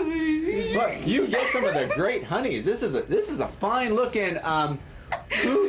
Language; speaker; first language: English; native; English